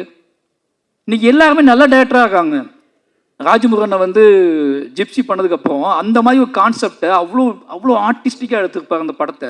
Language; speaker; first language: Tamil; native; Tamil